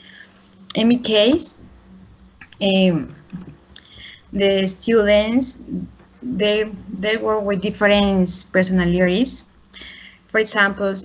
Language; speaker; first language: English; non-native, learner; Spanish